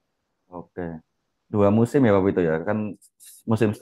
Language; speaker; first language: Indonesian; native; Indonesian